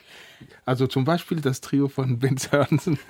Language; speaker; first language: German; non-native, fluent; Danish